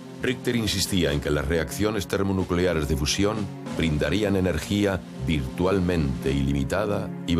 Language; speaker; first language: Spanish; native; Spanish